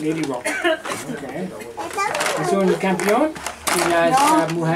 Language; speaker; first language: Spanish; non-native, learner; English